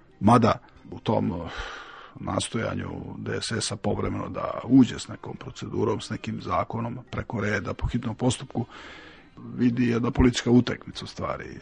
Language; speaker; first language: Serbian; native; Serbian